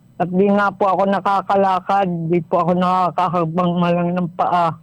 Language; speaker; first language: Filipino; native; Filipino